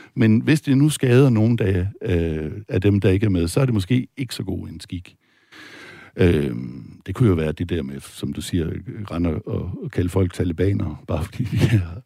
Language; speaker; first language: Danish; native; Danish